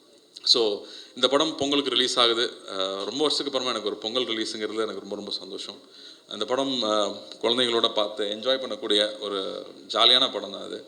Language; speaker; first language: Tamil; native; Tamil